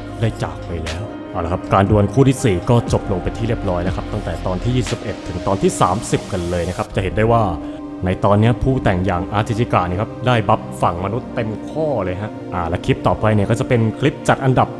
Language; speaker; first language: Thai; native; Thai